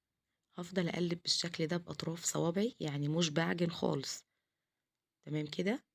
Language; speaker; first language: Arabic; native; Arabic